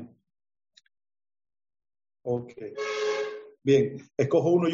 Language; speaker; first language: Spanish; native; Spanish